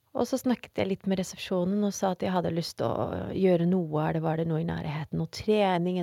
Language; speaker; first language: Norwegian; non-native, fluent; Dutch